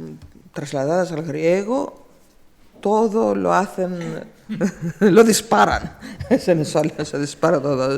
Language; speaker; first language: Spanish; non-native, fluent; Greek